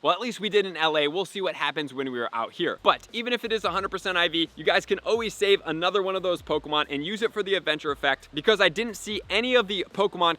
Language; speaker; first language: English; native; English